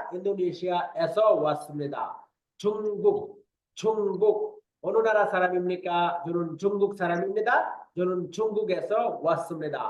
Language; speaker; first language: Korean; non-native, fluent; Bangla